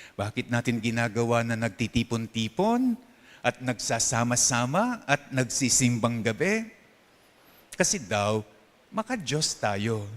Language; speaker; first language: Filipino; non-native, local second language; Pampanga